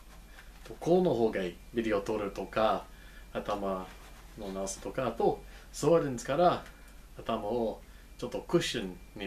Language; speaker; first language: Japanese; non-native, learner; English